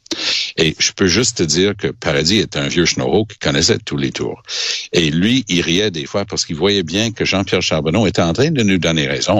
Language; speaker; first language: French; native; French